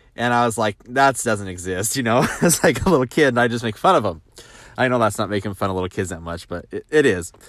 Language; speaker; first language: English; native; English